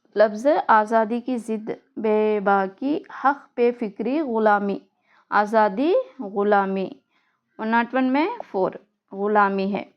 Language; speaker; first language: Urdu; native; Urdu